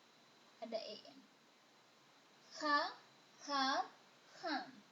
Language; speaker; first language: Dutch; non-native, fluent; Indonesian